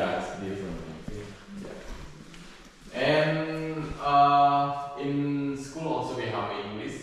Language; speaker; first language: English; non-native, learner; Balinese